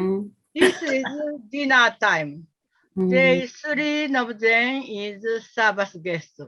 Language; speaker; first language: English; non-native, learner; Japanese